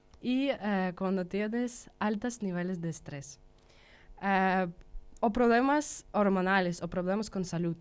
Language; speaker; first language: Spanish; non-native, fluent; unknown